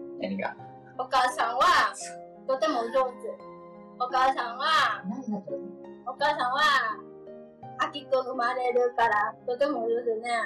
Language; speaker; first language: Japanese; non-native, learner; Vietnamese